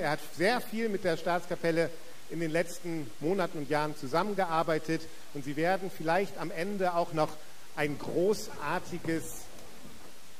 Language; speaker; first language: German; native; German